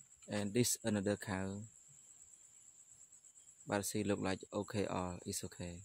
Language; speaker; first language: English; non-native, learner; Khmer